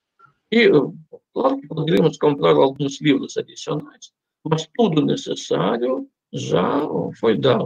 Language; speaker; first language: Portuguese; non-native, fluent; Russian